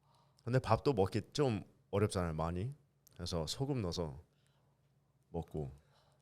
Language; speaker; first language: Korean; early bilingual, heritage; English